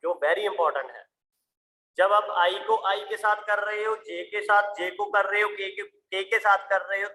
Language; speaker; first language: Hindi; non-native, local second language; Punjabi